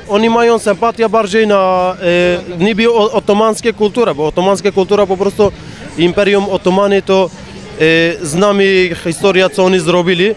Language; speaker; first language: Polish; non-native, fluent; Kurdish